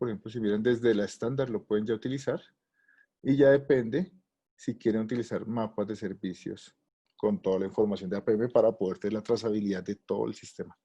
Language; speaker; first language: Spanish; native; Spanish